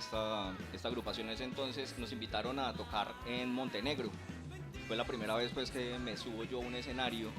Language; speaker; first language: Spanish; native; Spanish